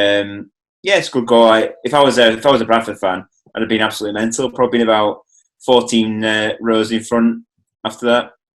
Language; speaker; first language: English; native; English